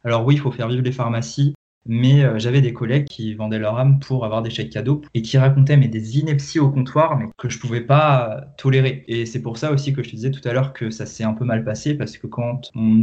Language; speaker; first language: French; native; French